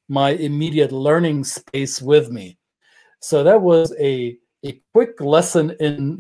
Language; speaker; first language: English; non-native, fluent; German